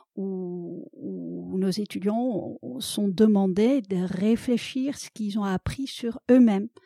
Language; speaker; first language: French; non-native, fluent; Dutch